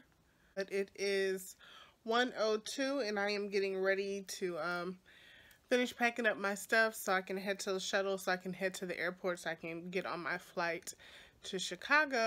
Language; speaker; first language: English; native; English